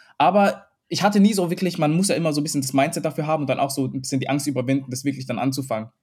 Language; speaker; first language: German; early bilingual, other home language; Vietnamese